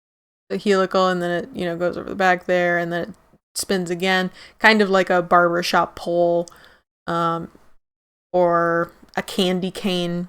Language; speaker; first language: English; native; English